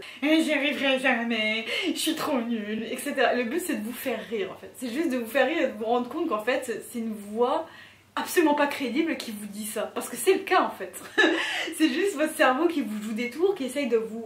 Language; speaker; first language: French; native; French